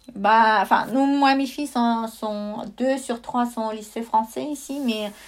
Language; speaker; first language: French; non-native, fluent; Russian